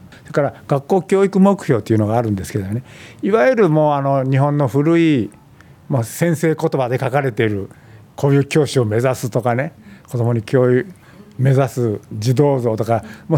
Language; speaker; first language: Japanese; native; Japanese